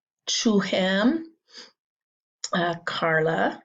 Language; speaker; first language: Albanian; non-native, learner; English